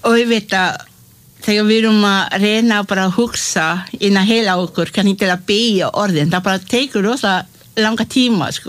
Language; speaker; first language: Icelandic; non-native, learner; Malay